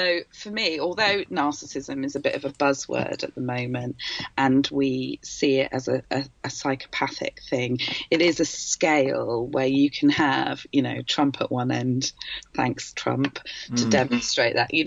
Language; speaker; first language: English; native; English